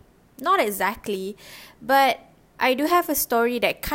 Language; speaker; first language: English; non-native, local second language; Malay